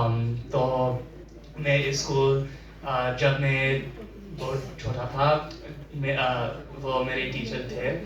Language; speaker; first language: Hindi; early bilingual, heritage; English